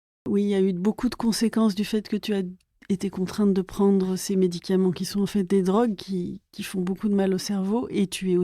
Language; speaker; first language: French; native; French